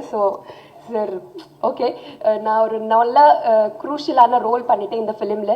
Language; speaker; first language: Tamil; non-native, fluent; Telugu